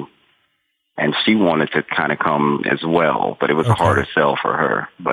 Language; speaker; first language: English; native; English